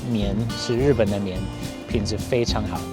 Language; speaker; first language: Chinese; non-native, fluent; English